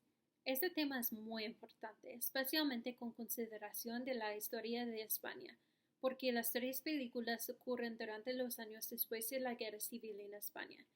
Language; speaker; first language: Spanish; non-native, learner; English